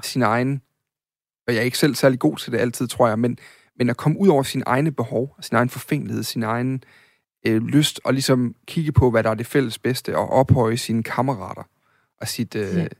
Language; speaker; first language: Danish; native; Danish